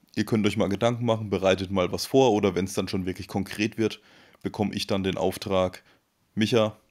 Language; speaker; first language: German; native; German